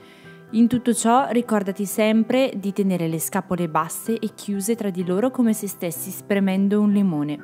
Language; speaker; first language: Italian; native; Italian